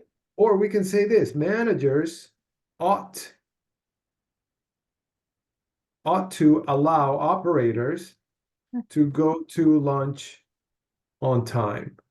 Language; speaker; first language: English; non-native, fluent; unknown